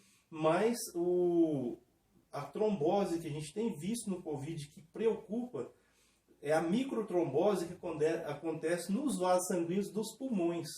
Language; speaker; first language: Portuguese; native; Portuguese